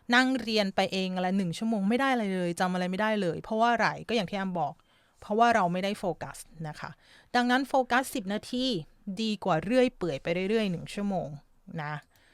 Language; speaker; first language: Thai; native; Thai